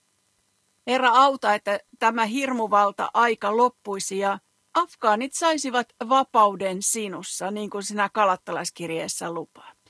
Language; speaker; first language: Finnish; native; Finnish